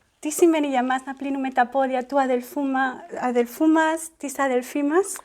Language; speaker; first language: Greek; non-native, fluent; Spanish